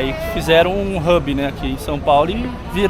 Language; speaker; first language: Portuguese; native; Portuguese